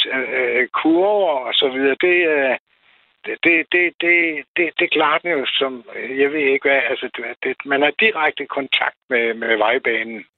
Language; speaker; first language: Danish; non-native, fluent; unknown